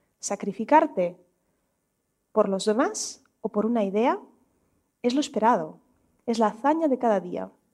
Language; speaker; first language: Spanish; non-native, fluent; Russian